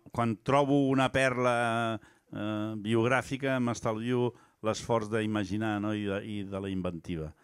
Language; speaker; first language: Catalan; early bilingual, other home language; French